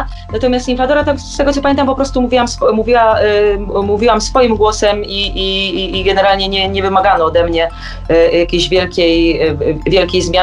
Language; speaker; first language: Polish; native; Polish